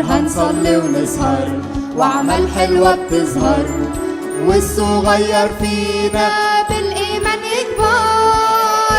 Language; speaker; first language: Arabic; native; Arabic